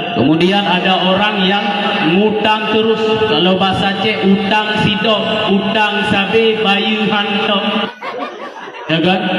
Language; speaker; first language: Malay; non-native, local second language; Achinese